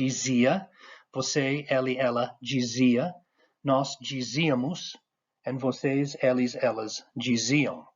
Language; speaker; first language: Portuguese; non-native, fluent; English